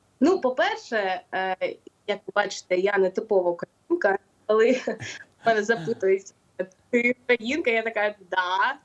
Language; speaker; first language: Ukrainian; non-native, local second language; Russian